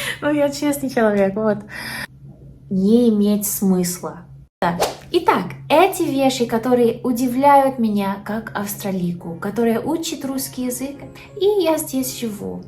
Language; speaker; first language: Russian; non-native, learner; English